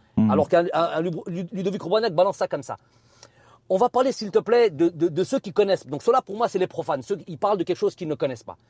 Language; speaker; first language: French; native; French